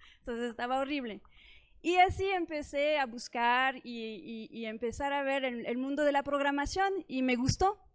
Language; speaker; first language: Spanish; non-native, fluent; French